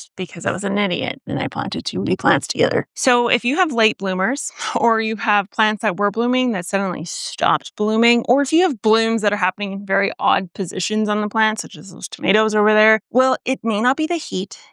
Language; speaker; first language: English; native; English